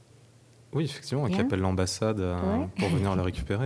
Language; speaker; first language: French; native; French